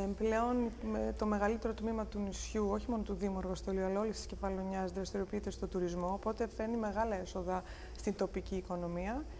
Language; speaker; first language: Greek; early bilingual, heritage; Greek